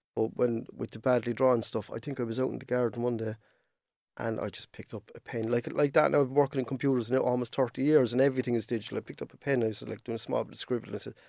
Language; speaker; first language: English; native; English